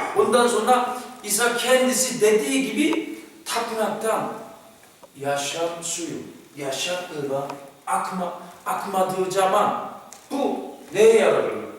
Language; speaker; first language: Turkish; non-native, fluent; Korean